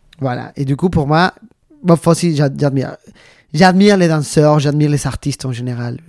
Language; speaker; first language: French; non-native, fluent; Spanish